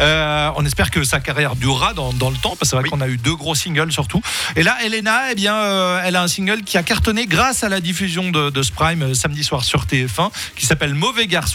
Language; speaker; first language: French; native; French